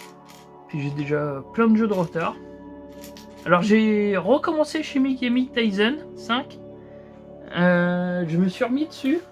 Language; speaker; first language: French; native; French